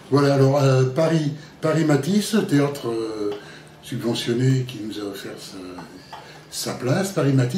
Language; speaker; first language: French; native; French